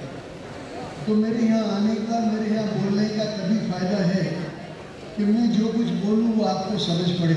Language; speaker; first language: Hindi; native; Hindi